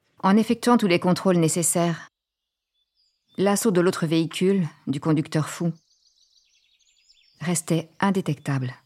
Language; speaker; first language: French; native; French